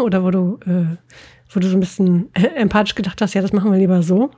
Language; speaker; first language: German; native; German